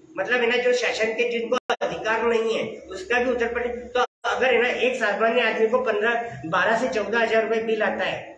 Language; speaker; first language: Hindi; native; Hindi